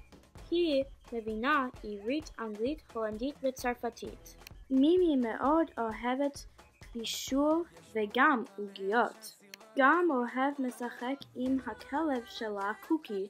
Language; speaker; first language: Hebrew; non-native, learner; English